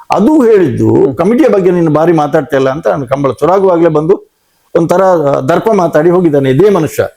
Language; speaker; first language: Kannada; non-native, local second language; Tulu